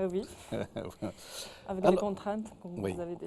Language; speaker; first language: French; non-native, local second language; Arabic